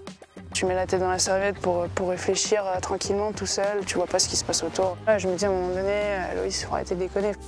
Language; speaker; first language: French; native; French